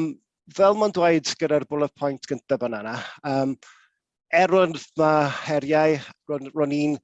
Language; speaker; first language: Welsh; non-native, local second language; English